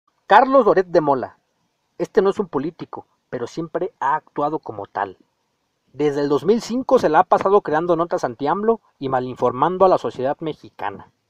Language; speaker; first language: Spanish; native; Spanish